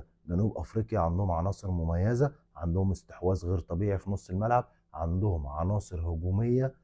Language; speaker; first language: Arabic; native; Arabic